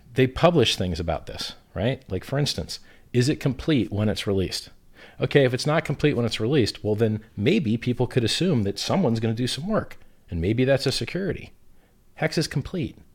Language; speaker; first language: English; native; English